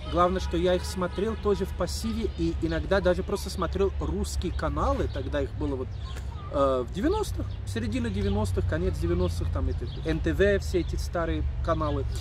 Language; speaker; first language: Russian; non-native, fluent; English